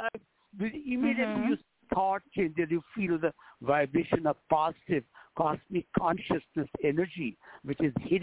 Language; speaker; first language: English; non-native, local second language; Hindi